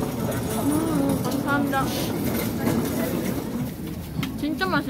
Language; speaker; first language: Korean; non-native, learner; Japanese